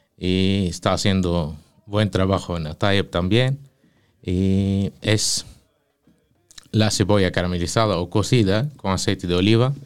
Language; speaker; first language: Spanish; non-native, fluent; Arabic